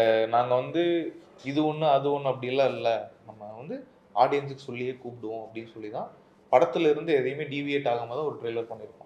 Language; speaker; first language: Tamil; native; Tamil